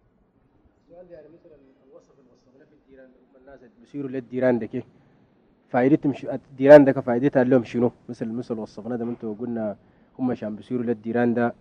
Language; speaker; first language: Arabic; native; Arabic